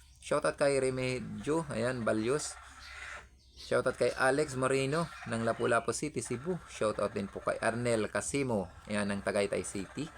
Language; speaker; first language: Filipino; non-native, local second language; Cebuano